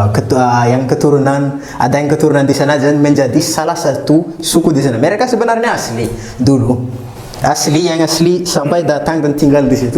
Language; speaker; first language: Indonesian; non-native, fluent; Malagasy